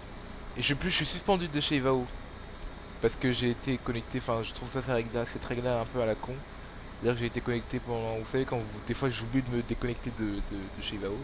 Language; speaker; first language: French; native; French